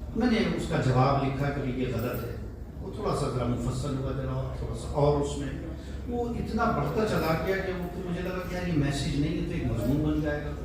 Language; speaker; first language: Urdu; native; Urdu